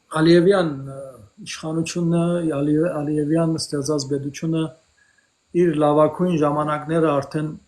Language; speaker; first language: Armenian; early bilingual, heritage; Armenian